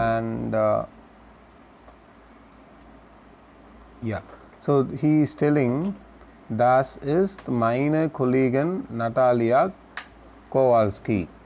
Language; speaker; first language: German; non-native, learner; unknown